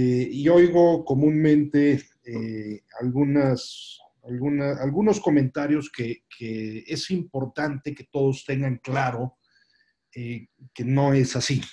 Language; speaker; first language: Spanish; native; Spanish